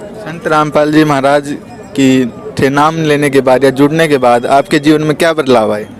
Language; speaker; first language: Hindi; native; Hindi